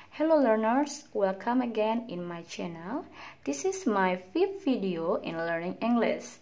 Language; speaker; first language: English; non-native, fluent; Indonesian